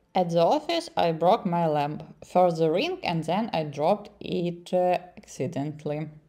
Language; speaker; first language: English; non-native, learner; Ukrainian